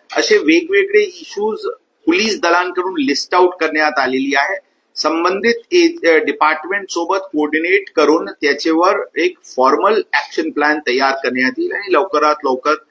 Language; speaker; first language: Marathi; non-native, local second language; Hindi